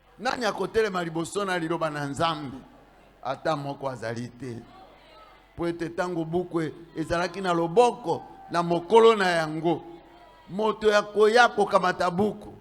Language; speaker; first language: Lingala; native; Lingala